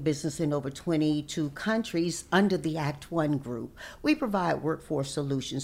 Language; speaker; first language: English; native; English